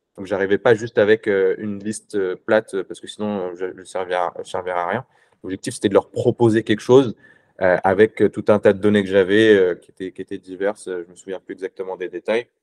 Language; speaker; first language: French; non-native, local second language; Arabic